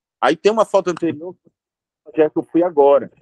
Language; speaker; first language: Portuguese; native; Portuguese